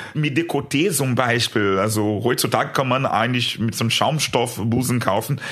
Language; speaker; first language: German; non-native, fluent; Portuguese